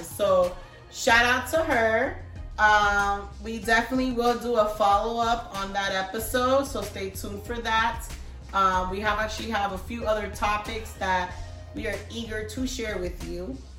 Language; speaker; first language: English; early bilingual, other home language; Spanish